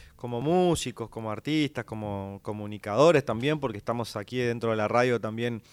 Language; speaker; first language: Spanish; native; Spanish